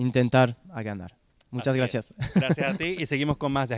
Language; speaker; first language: Spanish; non-native, learner; French